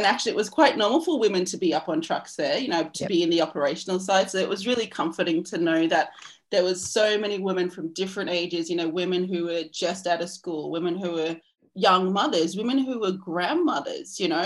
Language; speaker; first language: English; native; English